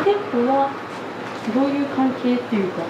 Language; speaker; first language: Japanese; native; Japanese